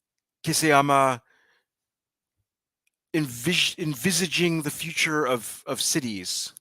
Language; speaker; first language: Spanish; non-native, learner; English